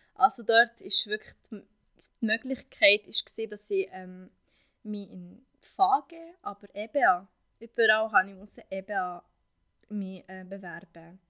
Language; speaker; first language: German; non-native, fluent; Arabic